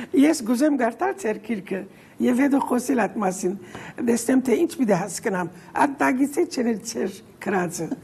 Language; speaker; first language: Armenian; early bilingual, heritage; Armenian